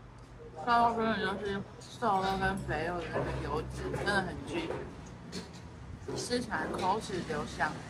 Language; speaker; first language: Chinese; native; Chinese